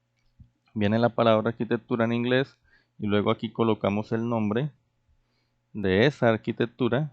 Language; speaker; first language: Spanish; native; Spanish